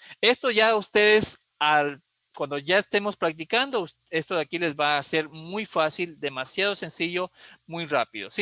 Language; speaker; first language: Spanish; native; Spanish